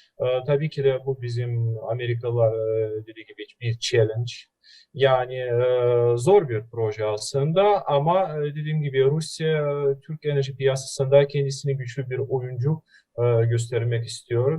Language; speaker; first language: Turkish; non-native, fluent; Russian